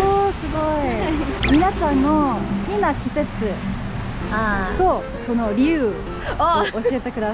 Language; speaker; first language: Japanese; non-native, learner; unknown